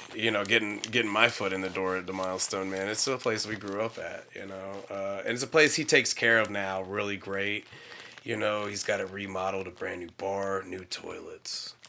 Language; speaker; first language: English; native; English